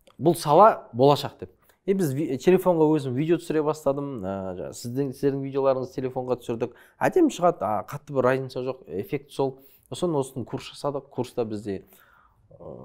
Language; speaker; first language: Kazakh; early bilingual, other home language; Chinese